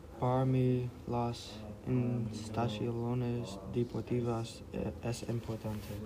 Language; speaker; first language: Spanish; non-native, learner; English